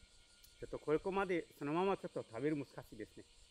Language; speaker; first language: Japanese; non-native, fluent; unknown